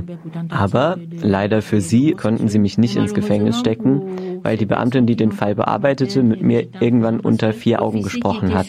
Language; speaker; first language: German; non-native, fluent; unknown